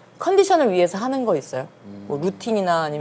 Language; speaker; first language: Korean; native; Korean